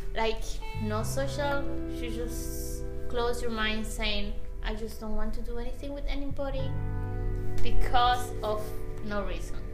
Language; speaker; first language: English; non-native, fluent; Spanish